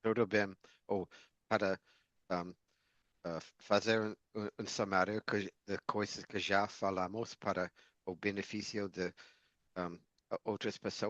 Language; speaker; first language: Portuguese; non-native, learner; English